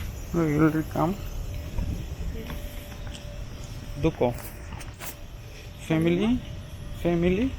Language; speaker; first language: English; non-native, learner; Bangla